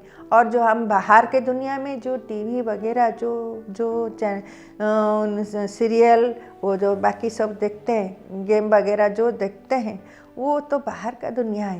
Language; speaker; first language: Hindi; non-native, local second language; Odia